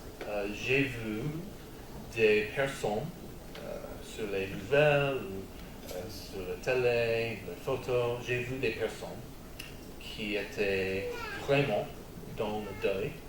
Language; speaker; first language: French; non-native, learner; English